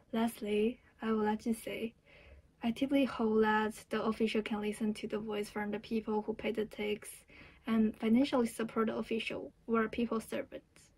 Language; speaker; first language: English; non-native, fluent; Chinese